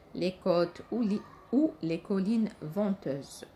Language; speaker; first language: French; non-native, local second language; Arabic